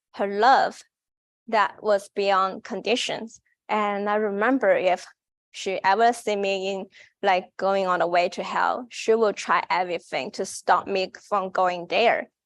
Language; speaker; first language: English; non-native, fluent; Chinese